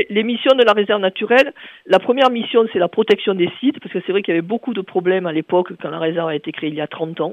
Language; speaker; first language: French; native; French